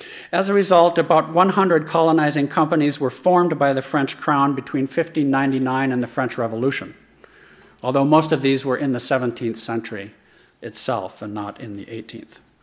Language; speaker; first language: English; native; English